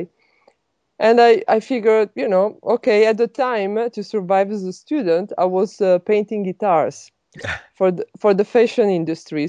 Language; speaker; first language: English; non-native, fluent; Italian